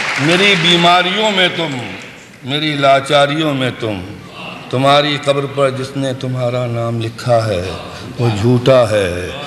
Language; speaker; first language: Urdu; native; Urdu